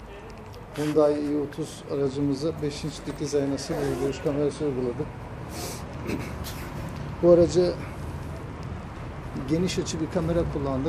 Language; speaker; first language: Turkish; native; Turkish